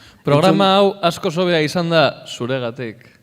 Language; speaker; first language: Basque; native; Basque